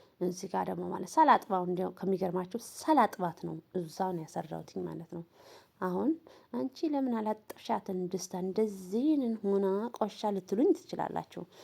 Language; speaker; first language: Amharic; non-native, local second language; Tigrinya